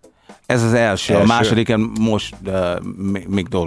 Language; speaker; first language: Hungarian; non-native, fluent; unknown